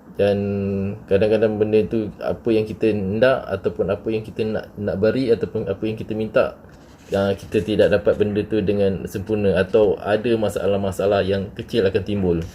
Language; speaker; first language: Malay; native; Malay